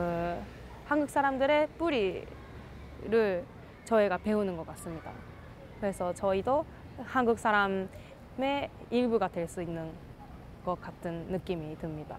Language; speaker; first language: Korean; early bilingual, heritage; Japanese